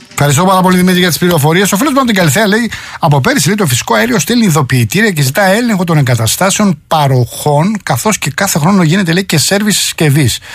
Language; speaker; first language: Greek; native; Greek